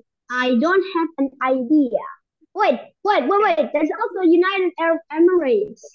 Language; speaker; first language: English; non-native, learner; Indonesian